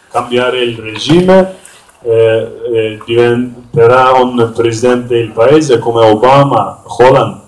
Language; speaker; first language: Italian; non-native, learner; Kurdish